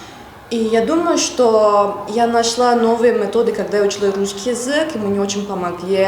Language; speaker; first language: Russian; non-native, fluent; Turkish